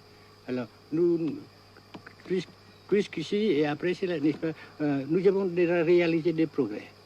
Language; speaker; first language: French; non-native, fluent; Vietnamese